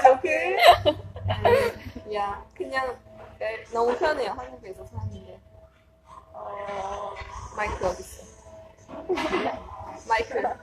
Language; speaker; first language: Korean; non-native, learner; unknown